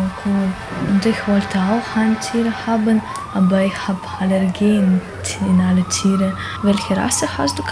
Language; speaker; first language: German; non-native, learner; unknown